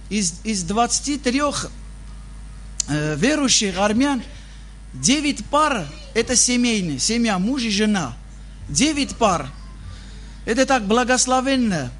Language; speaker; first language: Russian; non-native, fluent; Armenian